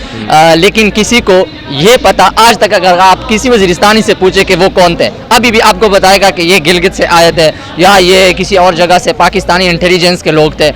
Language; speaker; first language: Hindi; non-native, local second language; Pashto